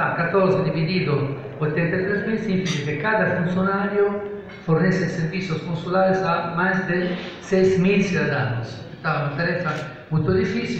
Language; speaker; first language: Portuguese; non-native, fluent; Italian